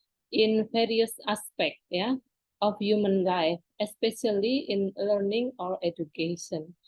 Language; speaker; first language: English; non-native, fluent; Indonesian